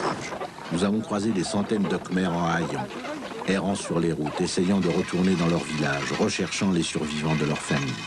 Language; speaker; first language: French; native; French